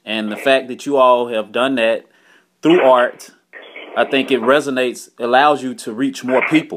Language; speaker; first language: English; native; English